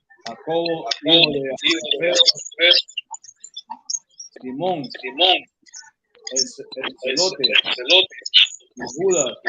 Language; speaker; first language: Spanish; non-native, learner; English